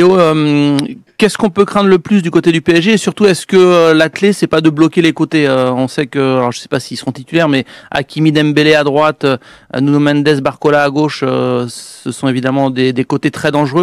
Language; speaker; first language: French; native; French